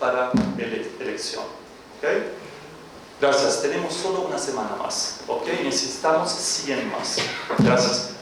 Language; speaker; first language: Spanish; non-native, fluent; Arabic